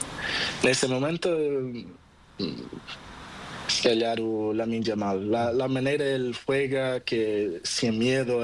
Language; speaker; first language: Spanish; non-native, learner; Portuguese